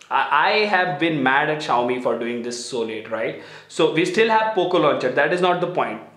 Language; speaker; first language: English; non-native, local second language; Hindi